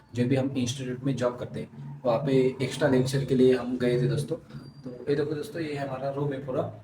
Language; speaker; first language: Hindi; non-native, local second language; Marathi